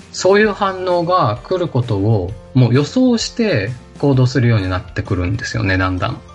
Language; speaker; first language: Japanese; native; Japanese